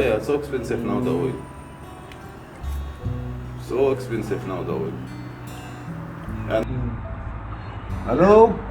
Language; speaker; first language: English; non-native, learner; Arabic